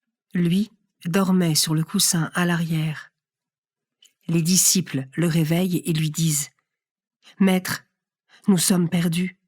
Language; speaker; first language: French; native; French